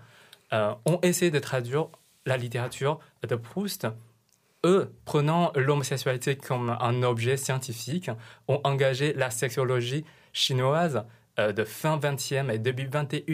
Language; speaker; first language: French; non-native, fluent; Chinese